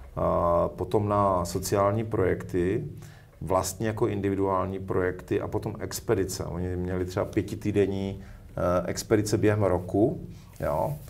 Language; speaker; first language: Czech; native; Czech